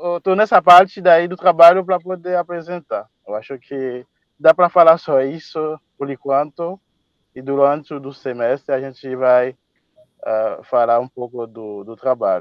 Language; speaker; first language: Portuguese; non-native, fluent; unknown